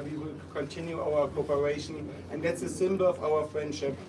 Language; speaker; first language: English; non-native, fluent; German